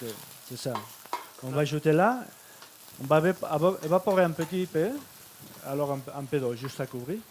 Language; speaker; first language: French; non-native, fluent; Catalan